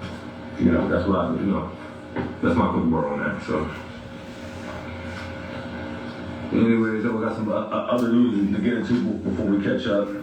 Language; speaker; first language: English; native; English